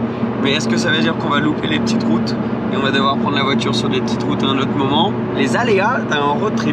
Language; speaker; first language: French; native; French